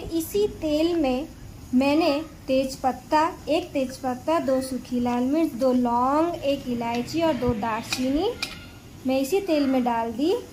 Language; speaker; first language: Hindi; non-native, local second language; Bangla